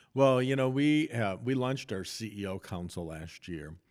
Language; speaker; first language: English; native; English